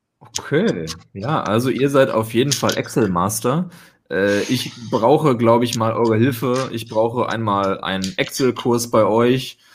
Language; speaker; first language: German; native; German